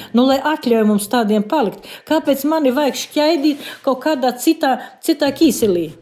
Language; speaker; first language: Latvian; native; Latvian